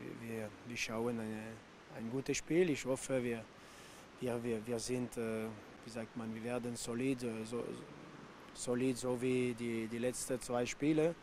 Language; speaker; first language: German; non-native, local second language; French